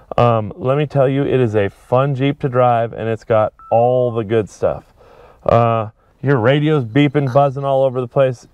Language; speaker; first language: English; native; English